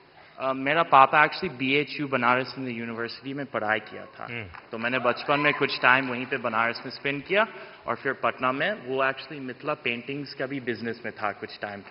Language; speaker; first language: Hindi; non-native, fluent; English